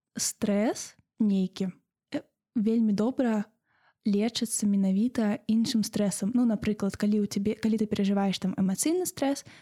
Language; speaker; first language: Belarusian; native; Belarusian